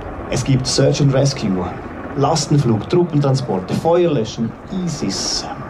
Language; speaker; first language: German; native; German